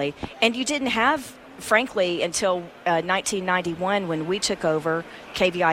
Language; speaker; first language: English; native; English